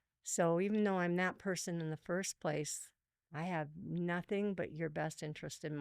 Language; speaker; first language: English; native; English